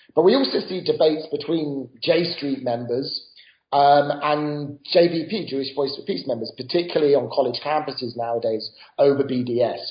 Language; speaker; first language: English; native; English